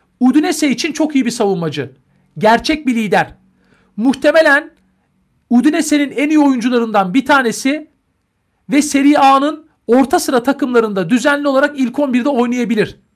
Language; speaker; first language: Turkish; native; Turkish